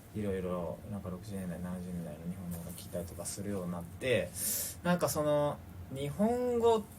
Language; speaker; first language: Japanese; native; Japanese